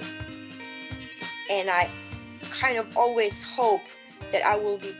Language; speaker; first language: English; non-native, fluent; Bosnian